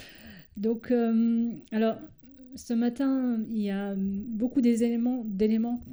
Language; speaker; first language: French; native; French